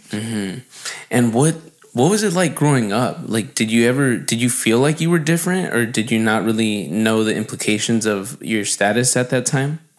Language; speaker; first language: English; native; English